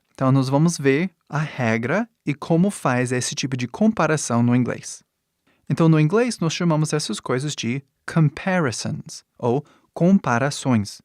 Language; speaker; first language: Portuguese; non-native, fluent; English